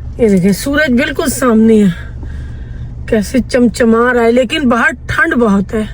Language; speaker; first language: Urdu; native; Urdu